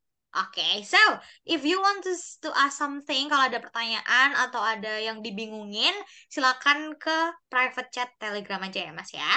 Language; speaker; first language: Indonesian; native; Indonesian